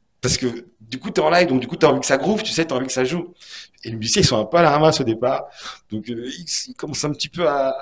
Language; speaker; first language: French; native; French